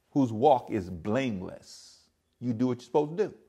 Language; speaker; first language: English; native; English